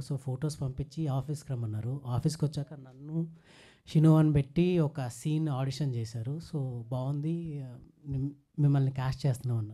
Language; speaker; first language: Telugu; native; Telugu